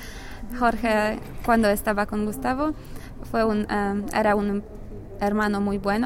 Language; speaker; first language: Spanish; non-native, learner; English